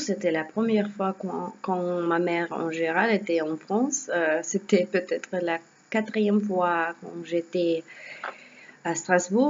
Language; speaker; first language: French; non-native, learner; Russian